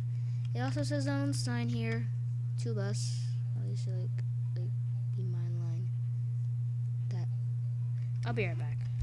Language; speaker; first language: English; native; English